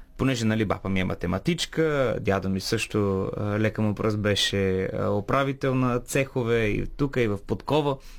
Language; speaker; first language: Bulgarian; native; Bulgarian